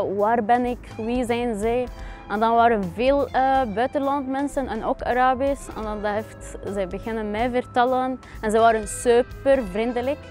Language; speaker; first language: Dutch; non-native, learner; Arabic